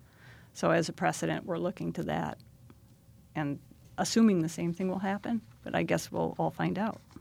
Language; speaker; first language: English; native; English